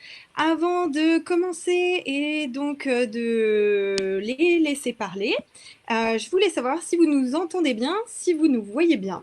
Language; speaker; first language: French; native; French